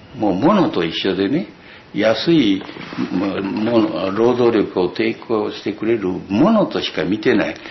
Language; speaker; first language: Japanese; native; Japanese